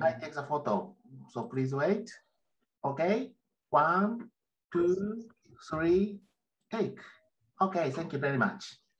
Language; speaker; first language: English; non-native, learner; Japanese